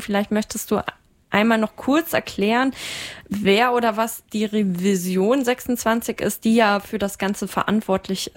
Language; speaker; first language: German; native; German